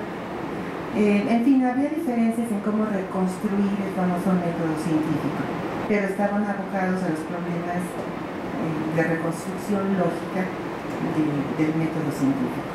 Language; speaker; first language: Spanish; native; Spanish